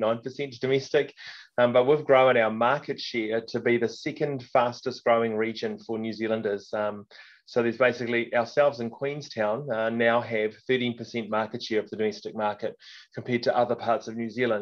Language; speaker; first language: English; native; English